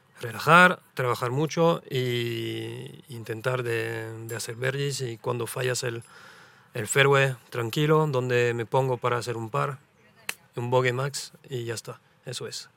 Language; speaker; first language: Spanish; early bilingual, heritage; French